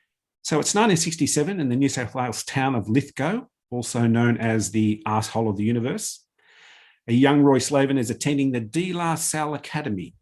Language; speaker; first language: English; native; English